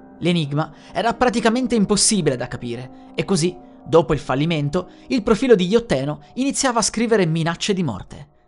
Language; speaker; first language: Italian; native; Italian